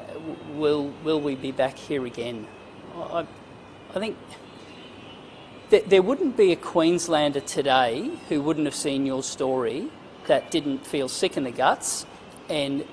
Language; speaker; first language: English; native; English